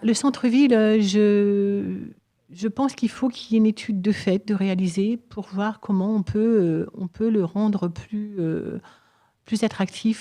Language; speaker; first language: French; native; French